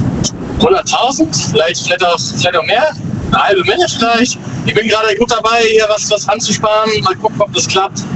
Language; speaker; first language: German; native; German